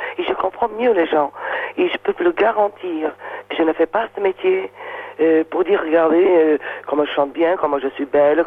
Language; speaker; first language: French; non-native, fluent; Portuguese